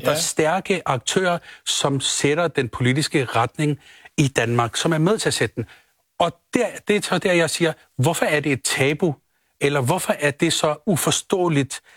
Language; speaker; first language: Danish; early bilingual, other home language; Urdu